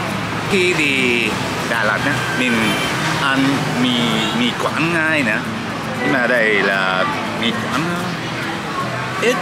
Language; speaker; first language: Vietnamese; non-native, learner; Japanese